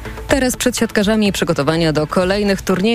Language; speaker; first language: Polish; native; Polish